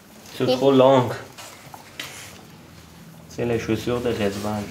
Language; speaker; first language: French; non-native, learner; Persian